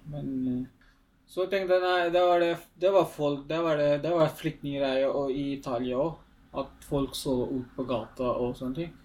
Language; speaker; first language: Norwegian; non-native, learner; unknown